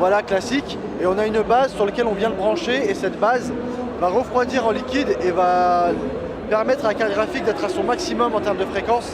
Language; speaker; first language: French; native; French